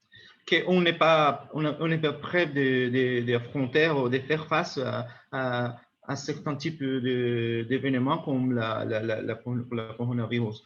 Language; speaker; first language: French; non-native, learner; Spanish